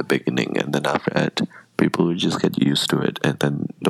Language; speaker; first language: English; non-native, local second language; Tibetan